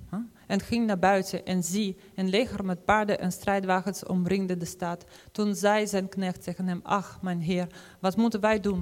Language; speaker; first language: Dutch; non-native, fluent; Ukrainian